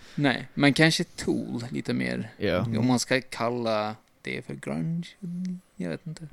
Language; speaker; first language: Swedish; non-native, fluent; Turkish